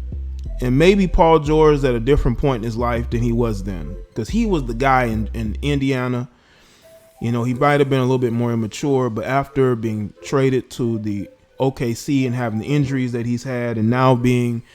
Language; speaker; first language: English; native; English